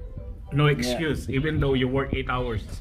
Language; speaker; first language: English; non-native, local second language; Filipino